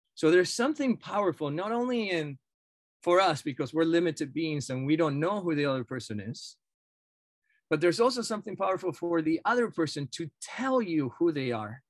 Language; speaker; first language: English; non-native, fluent; Spanish